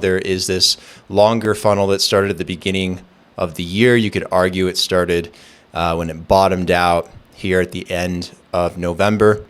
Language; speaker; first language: English; native; English